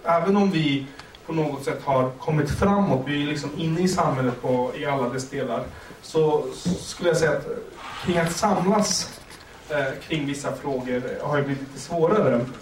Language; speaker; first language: Swedish; early bilingual, other home language; Kurdish